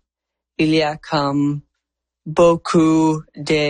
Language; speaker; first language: French; non-native, local second language; English